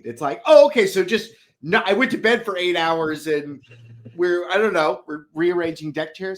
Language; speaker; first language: English; native; English